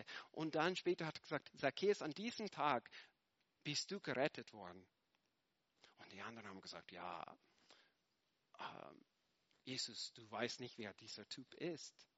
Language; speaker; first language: German; non-native, fluent; English